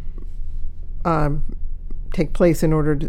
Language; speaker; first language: English; native; English